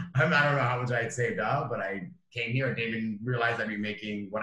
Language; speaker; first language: English; native; English